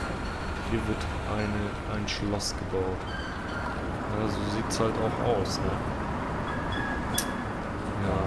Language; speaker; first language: German; native; German